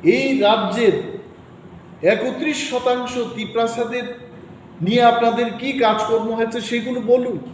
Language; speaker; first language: Bangla; non-native, local second language; Kok Borok